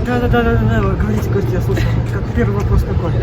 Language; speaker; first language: Russian; native; Russian